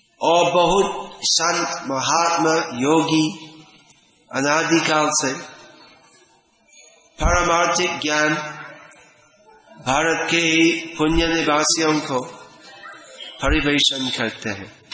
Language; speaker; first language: Hindi; non-native, fluent; English